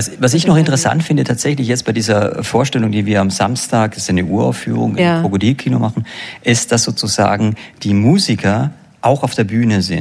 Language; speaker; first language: German; native; German